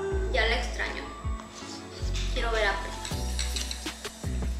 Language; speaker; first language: Spanish; native; Spanish